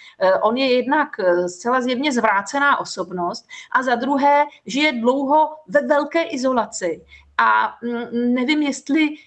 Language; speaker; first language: Czech; native; Czech